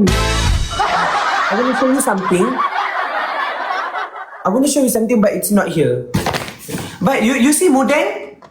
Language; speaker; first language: English; non-native, local second language; Malay